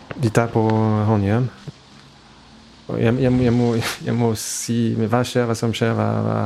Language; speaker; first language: Norwegian; non-native, fluent; French